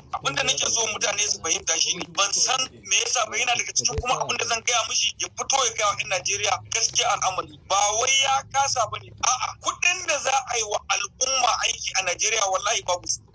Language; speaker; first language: Hausa; native; Hausa